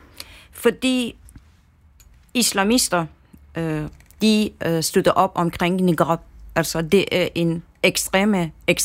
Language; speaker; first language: Danish; non-native, fluent; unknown